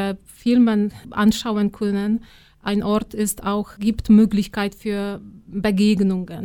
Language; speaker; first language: German; non-native, fluent; Polish